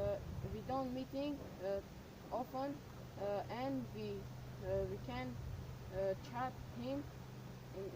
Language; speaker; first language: English; non-native, learner; Tajik